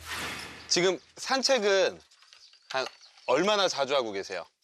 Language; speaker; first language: Korean; native; Korean